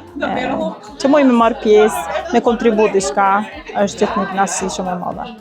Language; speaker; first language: Albanian; native; Albanian